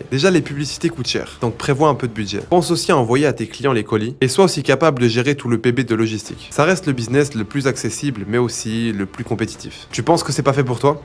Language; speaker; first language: French; native; French